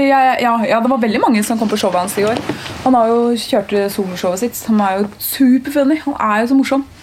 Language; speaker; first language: Norwegian; early bilingual, other home language; Turkish